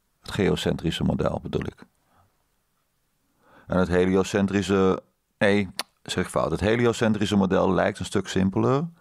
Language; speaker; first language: Dutch; native; Dutch